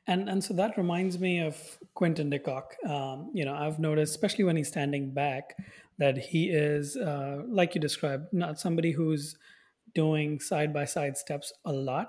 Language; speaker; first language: English; non-native, local second language; Hindi